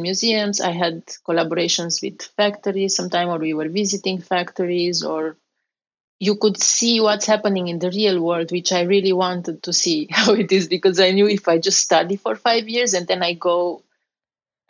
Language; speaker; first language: English; non-native, fluent; Romanian